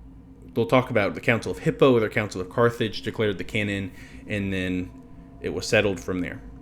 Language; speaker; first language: English; native; English